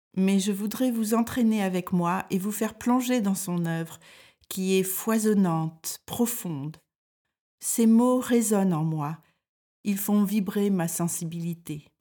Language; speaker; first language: French; native; French